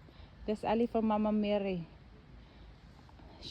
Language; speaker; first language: German; non-native, learner; Filipino